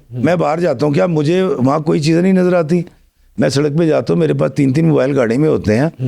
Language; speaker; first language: Urdu; non-native, local second language; Punjabi